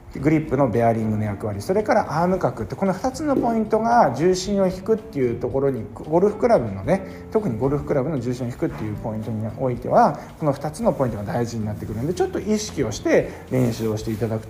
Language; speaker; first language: Japanese; native; Japanese